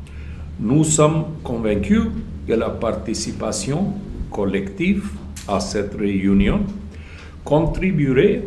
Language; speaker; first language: French; non-native, fluent; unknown